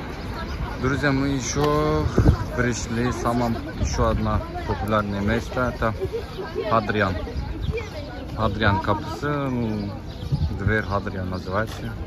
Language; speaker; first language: Russian; non-native, learner; Turkish